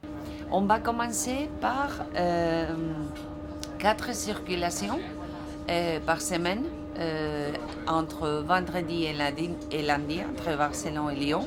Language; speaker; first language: French; non-native, fluent; Spanish